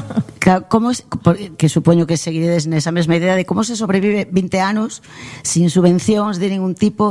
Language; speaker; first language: Galician; native; Galician